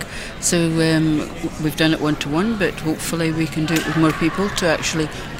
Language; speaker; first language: English; native; English